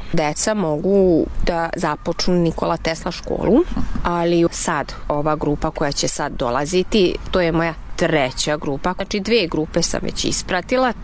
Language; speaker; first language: Serbian; non-native, local second language; Hungarian